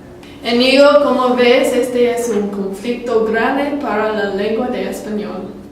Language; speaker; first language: Spanish; non-native, learner; English